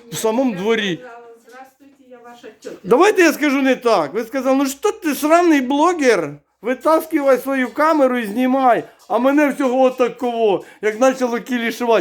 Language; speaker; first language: Ukrainian; native; Ukrainian